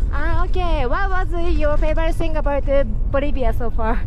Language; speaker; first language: English; non-native, fluent; Japanese